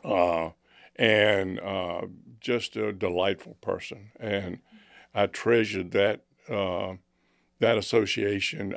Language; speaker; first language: English; native; English